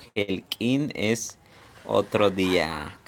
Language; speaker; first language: Spanish; non-native, local second language; Yucateco